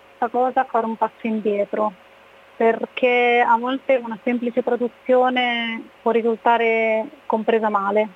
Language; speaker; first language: Italian; early bilingual, other home language; Spanish